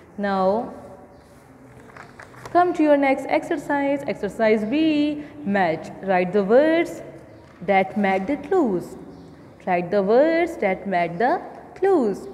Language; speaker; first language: English; non-native, local second language; Urdu